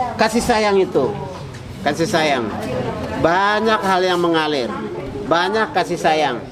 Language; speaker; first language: Indonesian; native; Indonesian